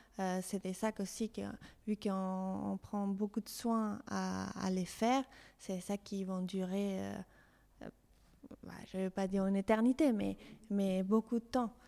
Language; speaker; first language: French; non-native, fluent; Spanish